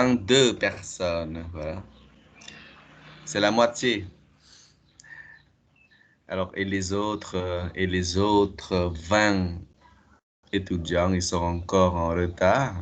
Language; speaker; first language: French; non-native, fluent; Khmer